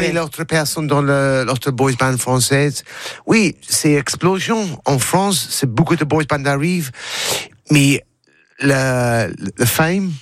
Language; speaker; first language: French; non-native, learner; English